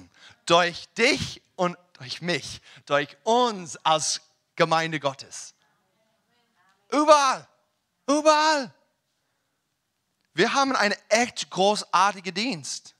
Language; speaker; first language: German; non-native, learner; English